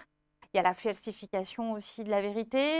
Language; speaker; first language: French; native; French